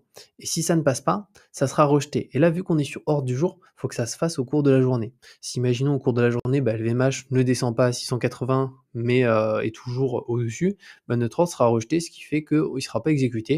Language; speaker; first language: French; native; French